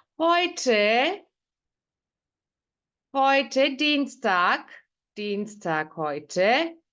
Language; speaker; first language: German; non-native, fluent; Turkish